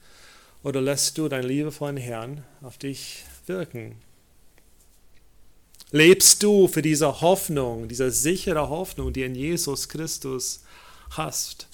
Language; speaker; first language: German; non-native, fluent; English